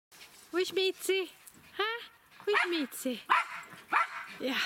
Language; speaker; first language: German; non-native, learner; Swedish